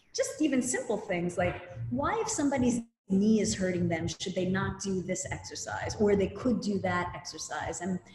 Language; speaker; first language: English; native; English